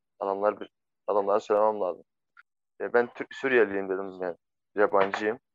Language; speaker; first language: Turkish; non-native, fluent; Arabic